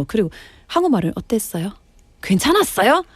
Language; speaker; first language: Korean; non-native, learner; English